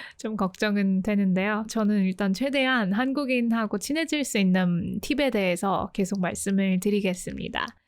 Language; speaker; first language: Korean; native; Korean